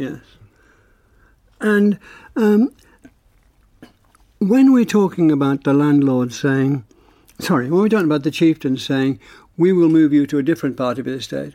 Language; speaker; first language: English; native; English